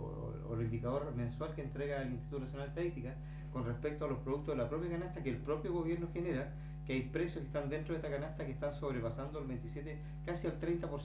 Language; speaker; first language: Spanish; native; Spanish